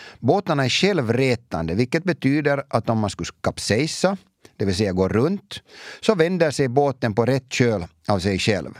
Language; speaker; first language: Swedish; native; Swedish